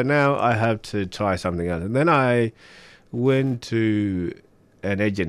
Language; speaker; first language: English; early bilingual, other home language; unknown